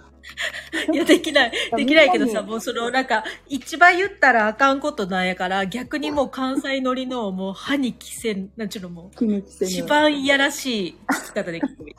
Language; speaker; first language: Japanese; native; Japanese